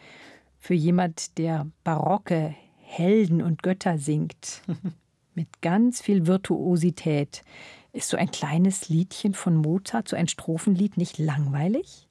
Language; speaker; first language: German; native; German